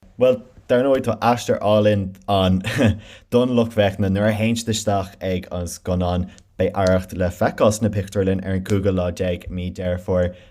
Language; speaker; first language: Irish; native; Irish